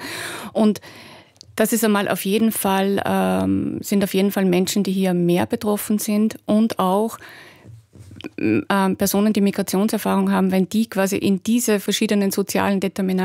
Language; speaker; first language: German; native; German